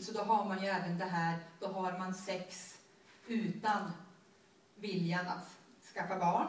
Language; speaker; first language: Swedish; native; Swedish